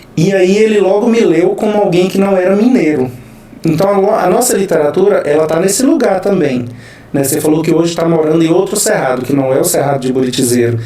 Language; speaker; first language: Portuguese; native; Portuguese